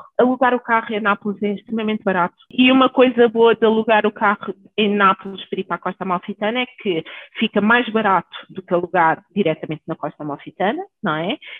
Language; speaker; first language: Portuguese; early bilingual, other home language; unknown